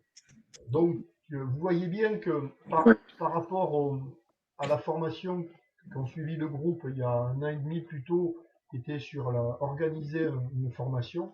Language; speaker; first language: French; native; French